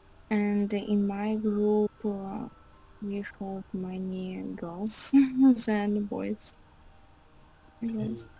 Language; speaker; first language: English; non-native, learner; Russian